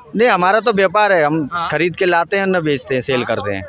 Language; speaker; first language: Hindi; native; Hindi